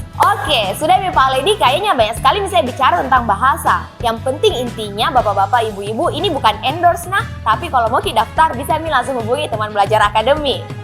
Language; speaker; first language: Indonesian; native; Indonesian